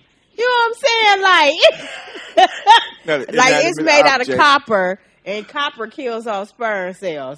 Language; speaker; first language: English; native; English